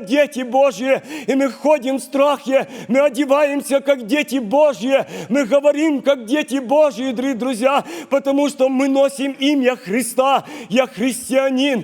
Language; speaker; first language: Russian; non-native, local second language; Ukrainian